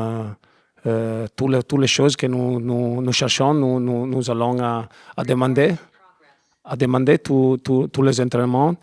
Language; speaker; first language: French; non-native, learner; Italian